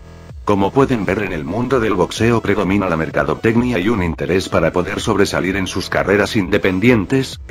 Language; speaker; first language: Spanish; native; Spanish